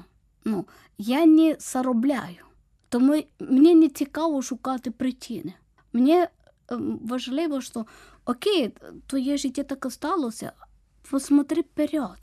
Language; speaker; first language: Ukrainian; non-native, fluent; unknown